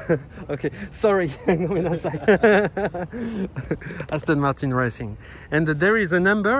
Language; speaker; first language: English; non-native, learner; French